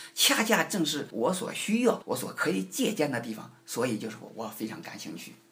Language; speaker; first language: Chinese; native; Chinese